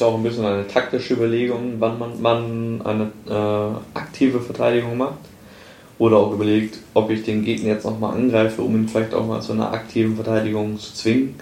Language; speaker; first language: German; native; German